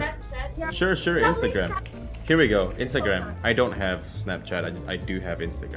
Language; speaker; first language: English; non-native, fluent; Indonesian